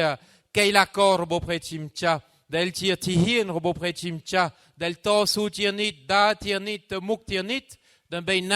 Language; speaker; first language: Khmer; non-native, fluent; French